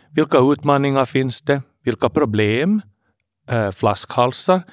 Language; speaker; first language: Swedish; non-native, local second language; Finnish